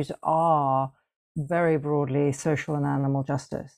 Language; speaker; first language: English; native; English